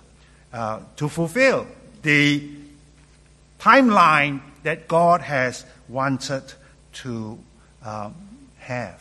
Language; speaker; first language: English; non-native, local second language; Cantonese